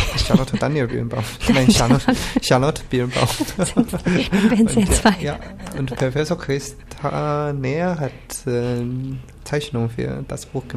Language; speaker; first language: German; non-native, learner; Chinese